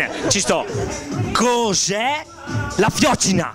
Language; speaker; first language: Italian; native; Italian